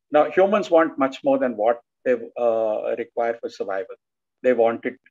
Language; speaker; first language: English; non-native, local second language; Telugu